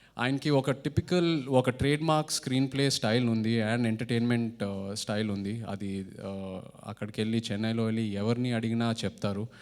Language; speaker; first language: Telugu; native; Telugu